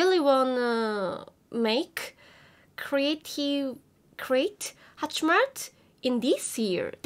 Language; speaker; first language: English; non-native, learner; Korean